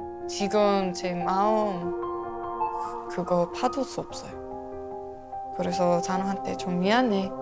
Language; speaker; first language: Korean; non-native, learner; English